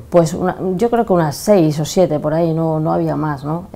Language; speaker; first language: Spanish; native; Spanish